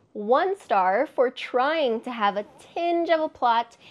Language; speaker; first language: English; native; English